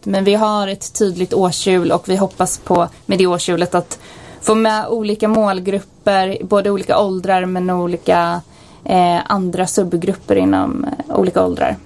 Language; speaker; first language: Swedish; native; Swedish